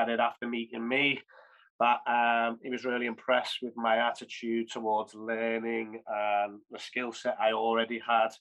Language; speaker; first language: English; native; English